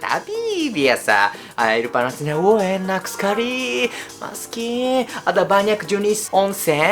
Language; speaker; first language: Indonesian; non-native, learner; Japanese